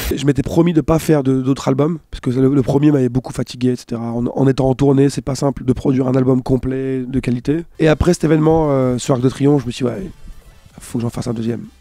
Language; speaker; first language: French; native; French